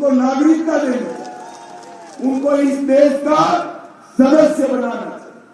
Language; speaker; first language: Hindi; non-native, local second language; Gujarati